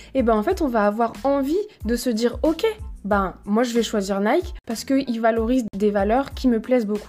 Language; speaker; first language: French; native; French